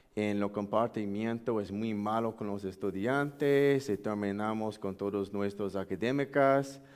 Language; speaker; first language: Spanish; non-native, learner; English